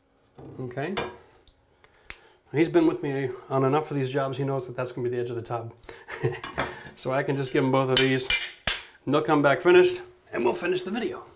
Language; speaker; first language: English; native; English